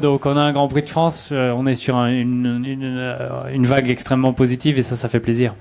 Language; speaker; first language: French; native; French